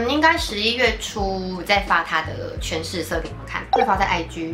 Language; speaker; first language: Chinese; native; Chinese